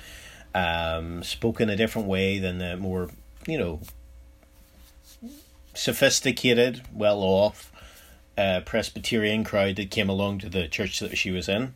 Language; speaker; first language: English; native; English